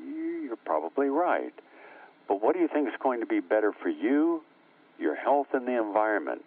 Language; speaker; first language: English; native; English